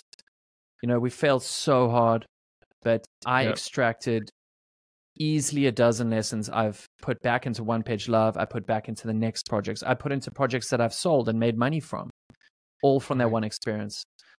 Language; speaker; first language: English; native; English